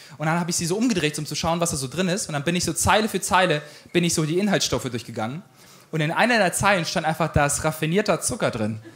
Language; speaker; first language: German; early bilingual, other home language; Ukrainian